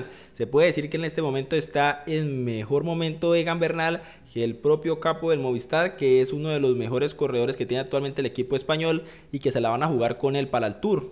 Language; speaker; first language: Spanish; native; Spanish